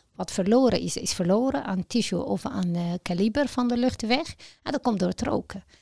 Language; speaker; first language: Dutch; non-native, fluent; Arabic